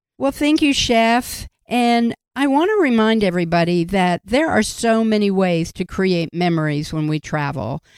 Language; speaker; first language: English; native; English